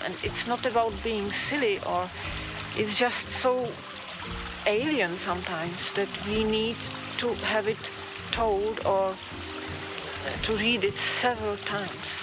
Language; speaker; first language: English; non-native, fluent; Czech